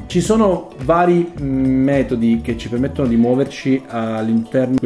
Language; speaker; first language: Italian; native; Italian